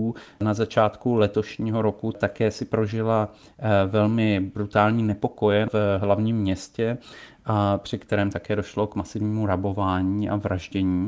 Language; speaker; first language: Czech; native; Czech